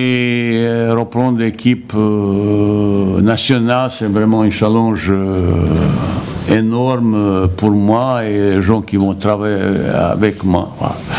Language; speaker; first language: French; non-native, fluent; Bosnian